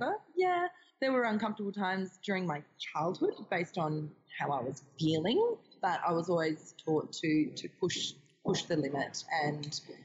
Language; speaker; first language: English; native; English